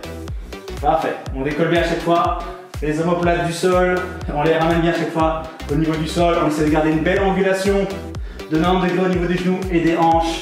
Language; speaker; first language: French; native; French